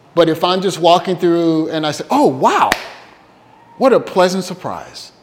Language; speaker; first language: English; native; English